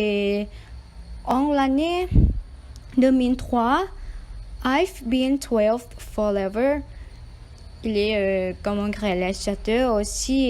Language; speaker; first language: French; non-native, learner; Thai